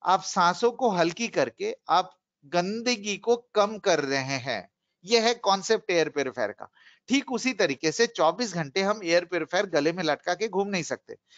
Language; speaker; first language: Hindi; non-native, local second language; Bangla